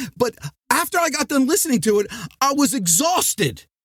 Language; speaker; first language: English; native; English